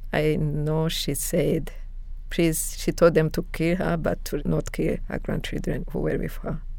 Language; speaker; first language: English; non-native, local second language; Kinyarwanda